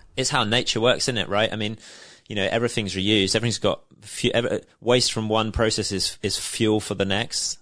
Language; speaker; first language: English; native; English